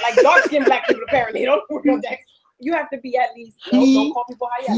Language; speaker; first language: English; early bilingual, other home language; Spanish